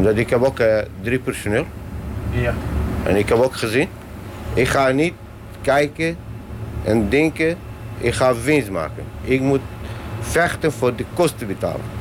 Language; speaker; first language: Dutch; non-native, learner; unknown